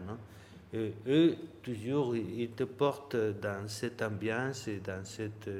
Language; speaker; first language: French; non-native, learner; Spanish